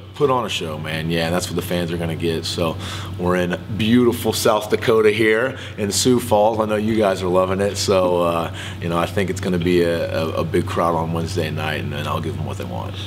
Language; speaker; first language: English; native; English